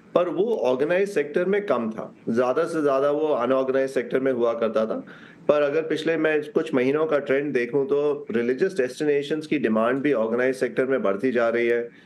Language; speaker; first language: Hindi; native; Hindi